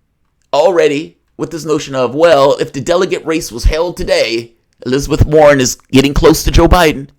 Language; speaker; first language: English; native; English